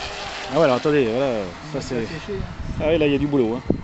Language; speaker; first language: French; native; French